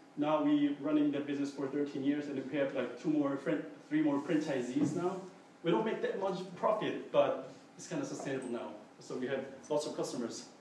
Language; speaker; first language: English; non-native, fluent; Korean